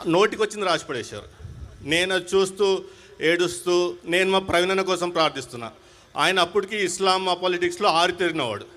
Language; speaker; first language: Telugu; non-native, local second language; Urdu